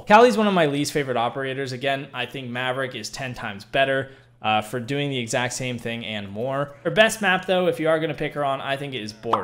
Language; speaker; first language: English; native; English